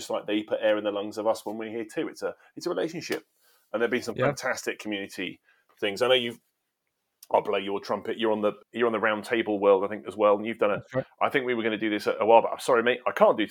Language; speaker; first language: English; native; English